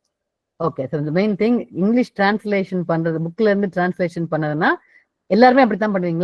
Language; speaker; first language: Tamil; native; Tamil